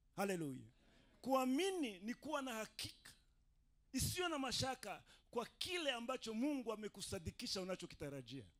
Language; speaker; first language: Swahili; non-native, local second language; Rundi